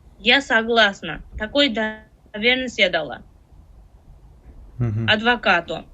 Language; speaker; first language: Russian; non-native, learner; Tajik